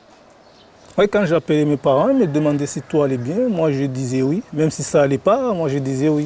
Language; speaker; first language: French; non-native, local second language; Comorian